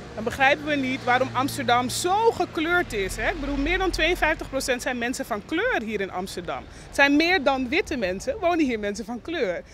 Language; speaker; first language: Dutch; non-native, local second language; Papiamento